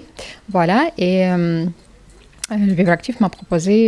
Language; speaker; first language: French; non-native, learner; Ukrainian